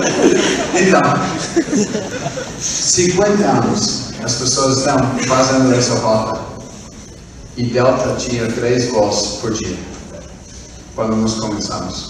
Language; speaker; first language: Portuguese; non-native, fluent; English